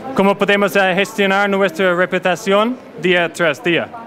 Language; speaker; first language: Spanish; non-native, fluent; English